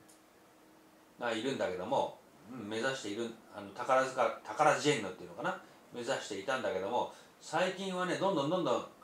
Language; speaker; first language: Japanese; native; Japanese